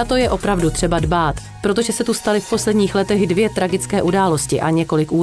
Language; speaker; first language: Czech; native; Czech